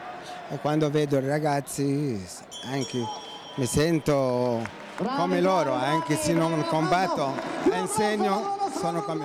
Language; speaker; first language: Italian; non-native, fluent; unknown